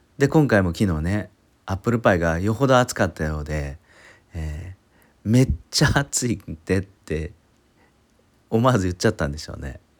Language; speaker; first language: Japanese; native; Japanese